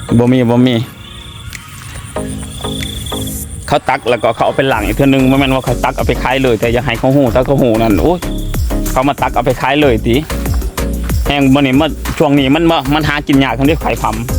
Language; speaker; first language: Thai; non-native, local second language; Northeastern Thai